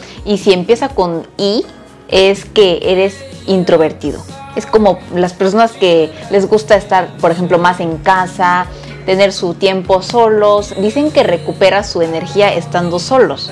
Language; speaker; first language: Spanish; early bilingual, other home language; Korean